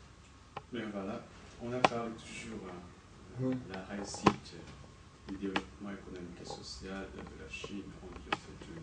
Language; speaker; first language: French; non-native, fluent; Chinese